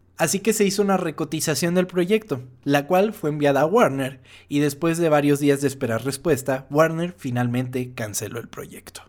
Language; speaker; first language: Spanish; non-native, fluent; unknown